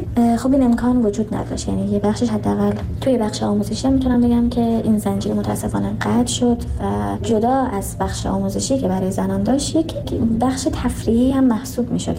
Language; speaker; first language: Persian; non-native, local second language; Kurdish